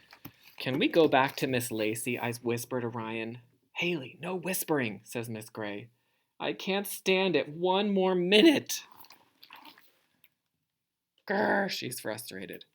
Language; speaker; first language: English; native; English